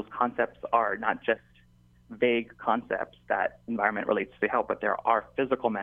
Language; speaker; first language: English; native; English